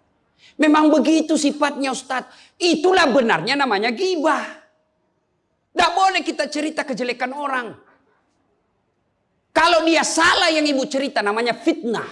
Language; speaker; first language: Indonesian; native; Indonesian